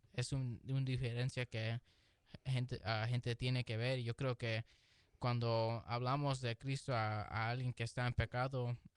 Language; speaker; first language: Spanish; early bilingual, heritage; Spanish